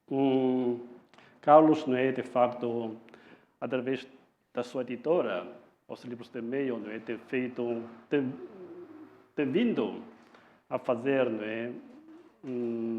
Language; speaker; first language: Portuguese; non-native, fluent; Chinese